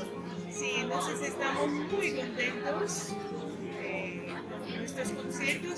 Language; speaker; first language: Spanish; non-native, fluent; Greek